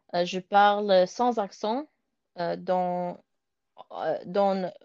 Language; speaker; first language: French; non-native, learner; English